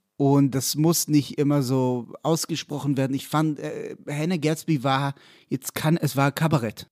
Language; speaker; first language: German; non-native, fluent; Hebrew